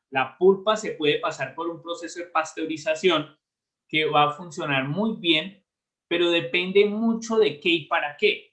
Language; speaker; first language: Spanish; native; Spanish